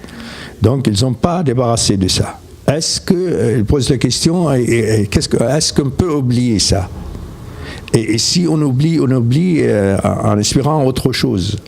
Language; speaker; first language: French; non-native, fluent; Arabic